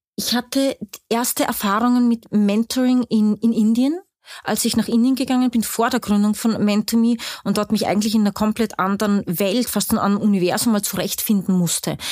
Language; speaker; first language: German; native; German